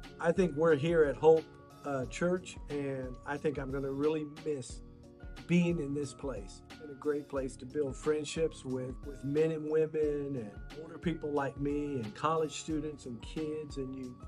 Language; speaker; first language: English; native; English